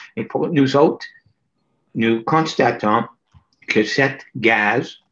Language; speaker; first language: French; non-native, fluent; English